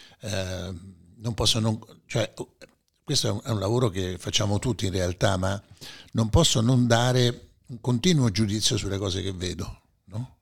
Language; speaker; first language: Italian; native; Italian